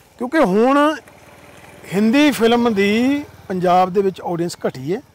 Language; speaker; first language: Punjabi; native; Punjabi